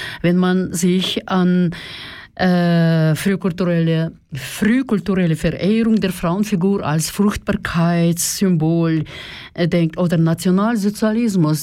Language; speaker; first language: German; non-native, fluent; Russian